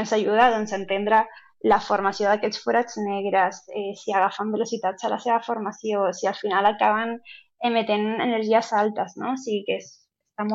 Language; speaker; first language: Catalan; non-native, local second language; Spanish